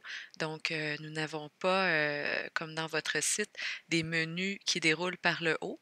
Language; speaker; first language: French; native; French